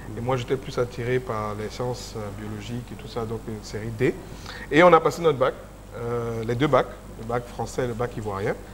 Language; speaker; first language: French; native; French